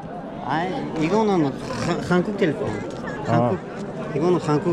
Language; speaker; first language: Korean; non-native, learner; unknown